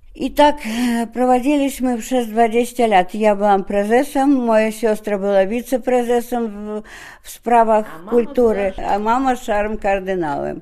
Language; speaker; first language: Polish; early bilingual, heritage; Polish